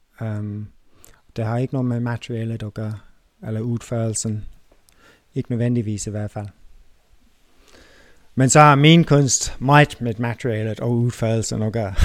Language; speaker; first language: Danish; non-native, fluent; English